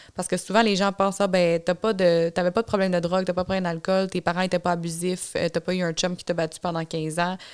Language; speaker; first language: French; native; French